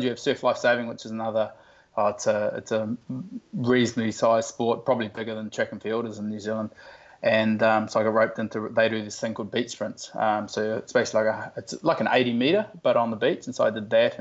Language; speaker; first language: English; native; English